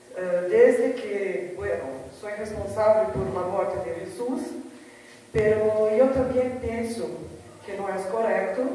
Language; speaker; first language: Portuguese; early bilingual, heritage; Spanish